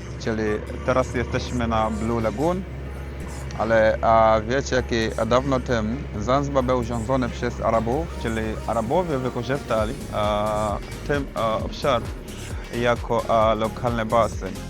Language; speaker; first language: Polish; non-native, fluent; Swahili